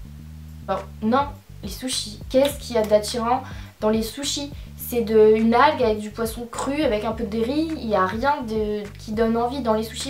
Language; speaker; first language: French; native; French